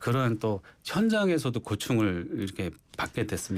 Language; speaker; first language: Korean; native; Korean